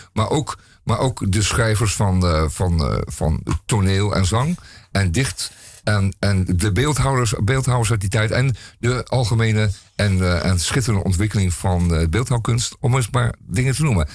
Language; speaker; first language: Dutch; native; Dutch